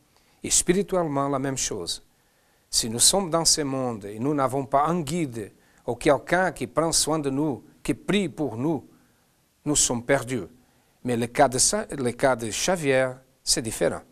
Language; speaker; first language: French; non-native, fluent; Portuguese